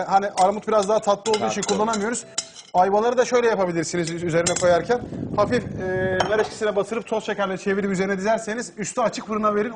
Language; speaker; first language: Turkish; native; Turkish